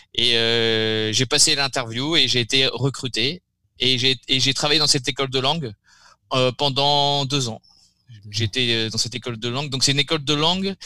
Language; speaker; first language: French; native; French